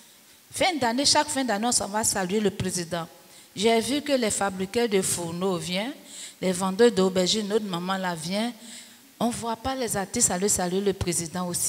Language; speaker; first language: French; non-native, local second language; Baoulé